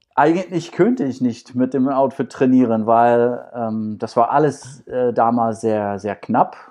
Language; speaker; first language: German; non-native, fluent; English